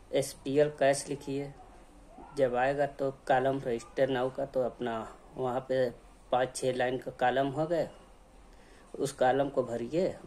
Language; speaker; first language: Hindi; native; Hindi